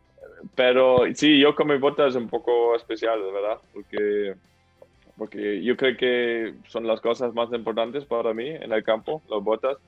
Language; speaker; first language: Spanish; non-native, fluent; German